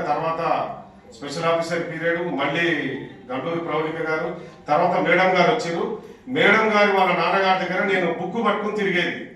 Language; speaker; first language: Telugu; non-native, local second language; Urdu